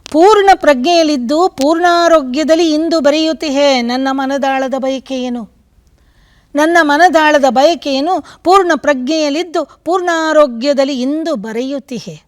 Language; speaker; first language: Kannada; native; Kannada